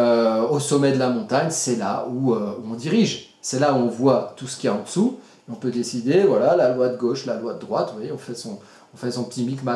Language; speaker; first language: French; native; French